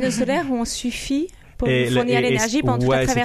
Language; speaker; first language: French; native; French